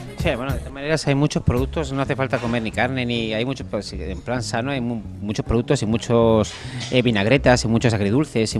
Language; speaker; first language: Spanish; native; Spanish